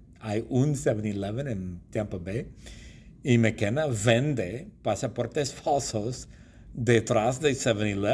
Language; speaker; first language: Spanish; non-native, fluent; English